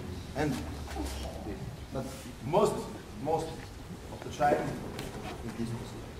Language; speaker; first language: English; non-native, learner; German